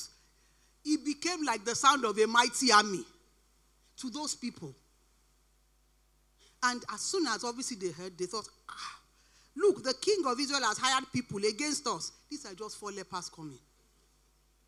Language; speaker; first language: English; non-native, local second language; Yoruba